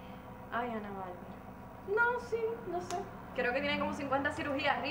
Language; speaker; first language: Spanish; native; Spanish